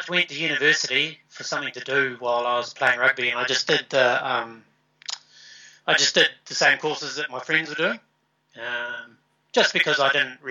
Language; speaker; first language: English; native; English